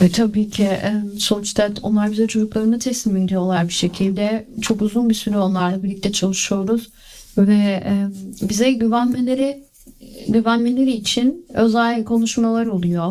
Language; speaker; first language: Turkish; early bilingual, heritage; Turkish